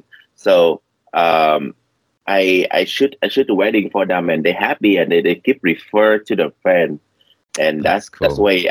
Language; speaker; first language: English; non-native, learner; Vietnamese